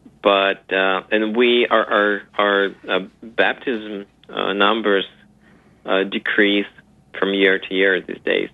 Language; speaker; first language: English; non-native, fluent; Ukrainian